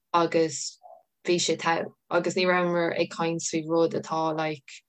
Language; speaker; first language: Irish; non-native, local second language; English